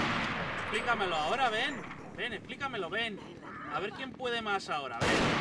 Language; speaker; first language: Spanish; native; Spanish